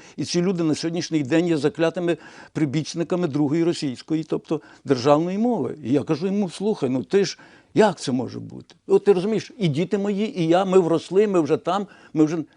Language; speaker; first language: Ukrainian; non-native, local second language; Russian